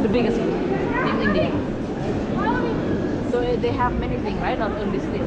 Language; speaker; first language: English; non-native, local second language; Indonesian